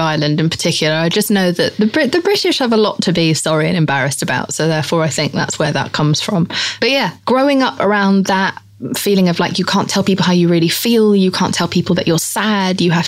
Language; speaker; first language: English; native; English